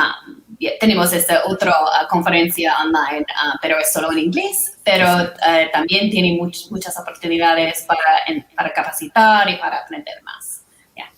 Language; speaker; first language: Spanish; non-native, learner; English